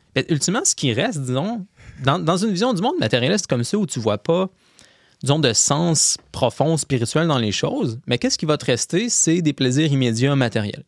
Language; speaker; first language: French; native; French